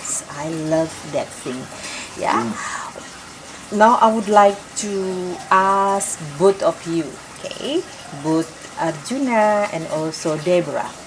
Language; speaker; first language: English; non-native, local second language; Indonesian